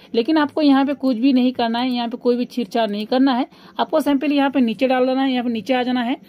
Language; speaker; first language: Hindi; non-native, local second language; Bangla